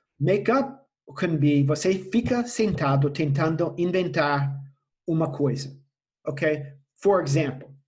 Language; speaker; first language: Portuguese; non-native, fluent; English